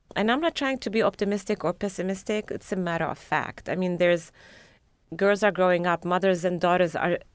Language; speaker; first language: English; non-native, fluent; Arabic